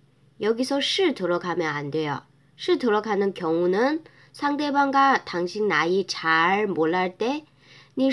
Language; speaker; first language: Korean; non-native, fluent; Chinese